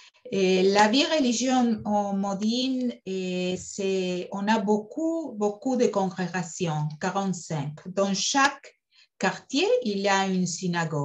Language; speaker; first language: French; non-native, fluent; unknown